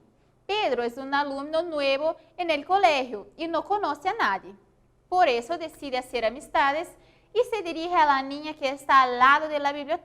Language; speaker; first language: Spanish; non-native, fluent; Portuguese